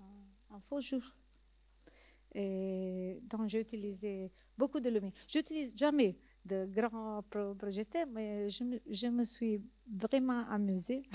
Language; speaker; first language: French; non-native, learner; Italian